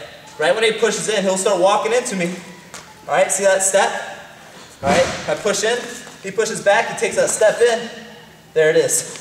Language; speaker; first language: English; native; English